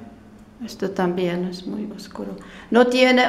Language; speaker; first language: Spanish; non-native, learner; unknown